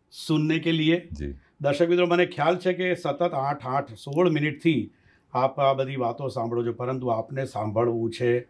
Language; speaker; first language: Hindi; non-native, local second language; Gujarati